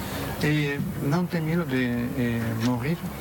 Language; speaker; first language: Portuguese; non-native, learner; Spanish